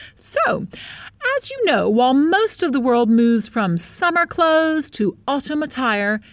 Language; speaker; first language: English; native; English